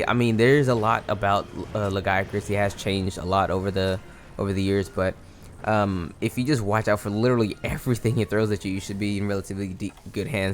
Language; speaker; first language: English; native; English